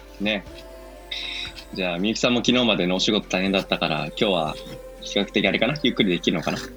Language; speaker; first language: Japanese; native; Japanese